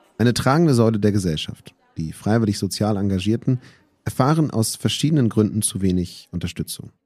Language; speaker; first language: German; native; German